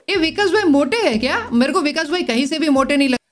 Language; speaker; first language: Hindi; non-native, local second language; Gujarati